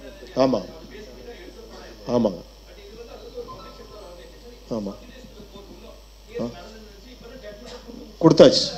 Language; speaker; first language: Tamil; native; Tamil